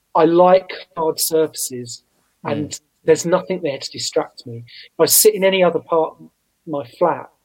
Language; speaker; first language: English; native; English